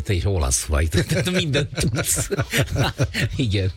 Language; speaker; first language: Hungarian; non-native, learner; Italian